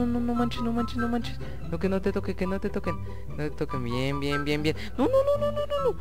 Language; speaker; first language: Spanish; native; Spanish